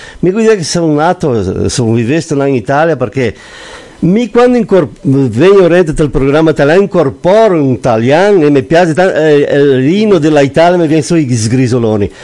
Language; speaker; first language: Italian; early bilingual, heritage; Venetian